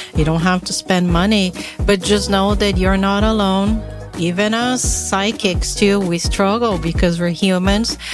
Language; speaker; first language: English; non-native, fluent; Portuguese